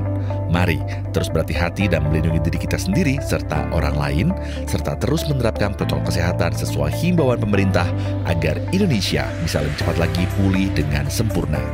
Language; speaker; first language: Indonesian; native; Indonesian